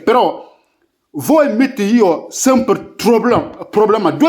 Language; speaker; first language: Italian; non-native, learner; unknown